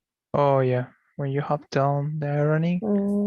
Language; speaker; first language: English; non-native, learner; Portuguese